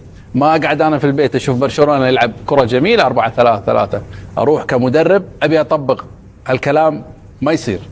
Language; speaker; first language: Arabic; native; Arabic